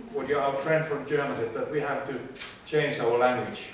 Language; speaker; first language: English; non-native, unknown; Finnish